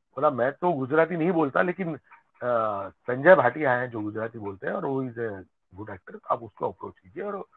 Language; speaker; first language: Hindi; non-native, local second language; Gujarati